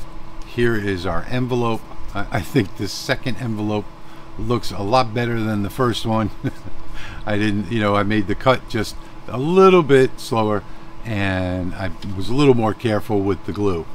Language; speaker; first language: English; native; English